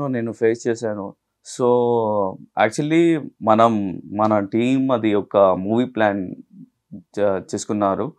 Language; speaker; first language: Telugu; non-native, local second language; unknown